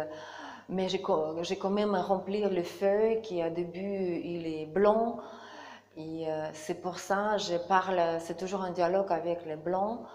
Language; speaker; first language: French; non-native, learner; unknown